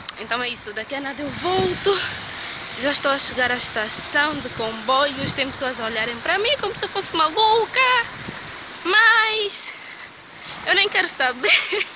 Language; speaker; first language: Portuguese; native; Portuguese